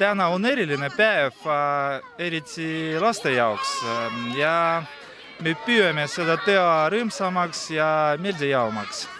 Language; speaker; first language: Estonian; non-native, local second language; Russian